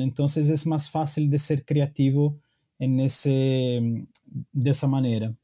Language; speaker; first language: Spanish; non-native, fluent; Portuguese